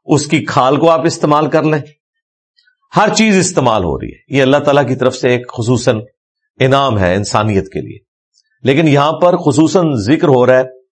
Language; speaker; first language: Urdu; non-native, local second language; Punjabi